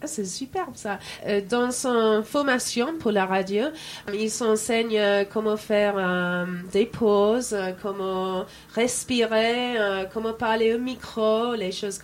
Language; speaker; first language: French; non-native, fluent; English